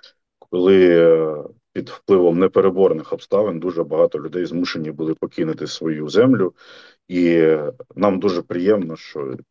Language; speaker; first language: Ukrainian; native; Ukrainian